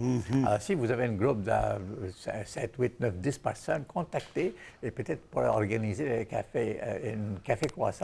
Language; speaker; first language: French; non-native, fluent; Bangla